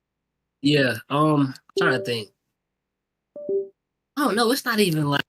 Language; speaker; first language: English; native; English